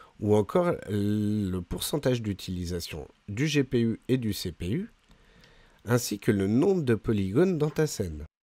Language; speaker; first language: French; native; French